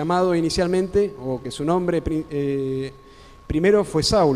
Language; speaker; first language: Spanish; native; Spanish